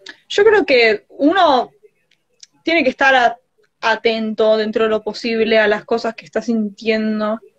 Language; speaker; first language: Spanish; native; Spanish